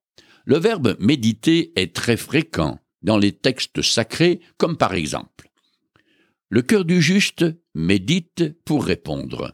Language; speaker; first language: French; native; French